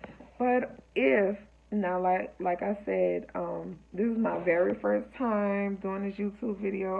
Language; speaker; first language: English; native; English